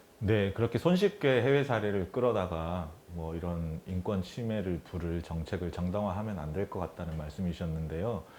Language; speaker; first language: Korean; native; Korean